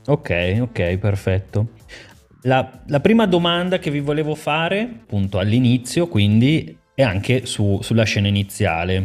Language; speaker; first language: Italian; native; Italian